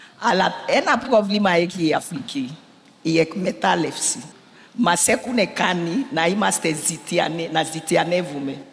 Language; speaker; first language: Greek; non-native, learner; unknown